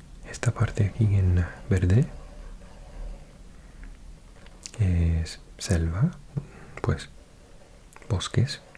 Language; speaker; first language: Spanish; non-native, fluent; English